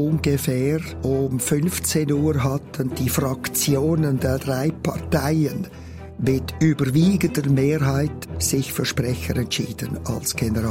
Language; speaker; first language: German; native; German